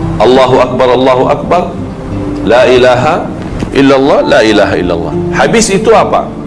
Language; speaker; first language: Malay; non-native, fluent; Arabic